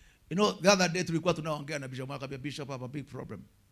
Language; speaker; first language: English; non-native, local second language; Kikuyu